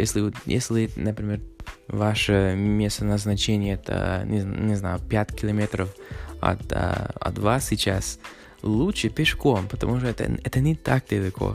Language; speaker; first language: Russian; non-native, fluent; English